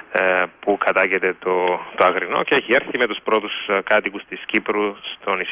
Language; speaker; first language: Greek; native; Greek